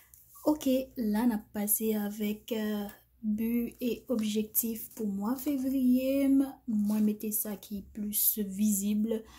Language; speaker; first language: French; non-native, learner; Haitian Creole